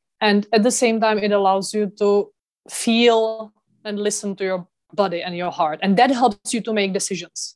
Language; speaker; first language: English; non-native, fluent; Czech